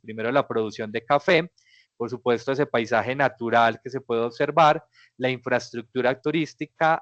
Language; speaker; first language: Spanish; native; Spanish